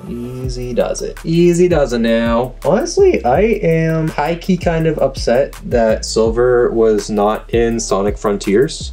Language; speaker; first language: English; native; English